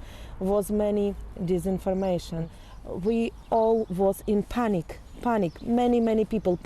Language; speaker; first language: English; non-native, learner; Ukrainian